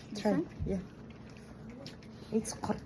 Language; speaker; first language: English; non-native, learner; Kazakh